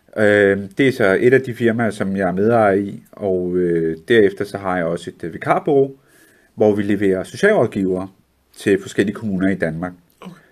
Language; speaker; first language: Danish; early bilingual, other home language; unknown